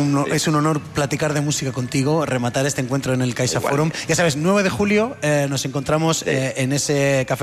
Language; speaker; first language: Spanish; native; Spanish